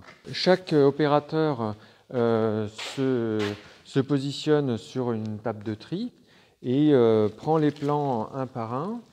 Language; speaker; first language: French; native; French